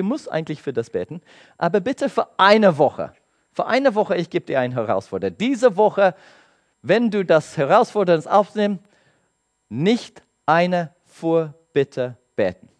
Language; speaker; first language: German; non-native, learner; English